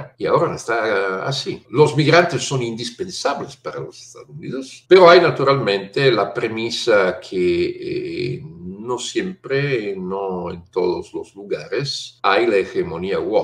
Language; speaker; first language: Spanish; non-native, fluent; Italian